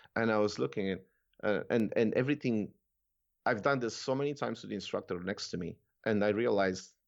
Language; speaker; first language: English; non-native, fluent; Romanian